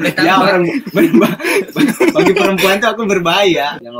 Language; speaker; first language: Indonesian; native; Indonesian